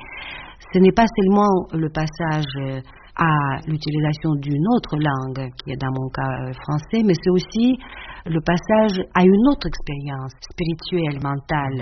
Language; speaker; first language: French; non-native, fluent; Russian